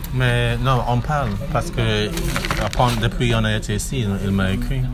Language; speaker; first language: French; non-native, learner; English